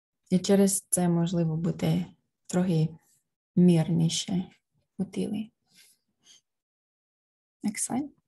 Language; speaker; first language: Ukrainian; early bilingual, heritage; Ukrainian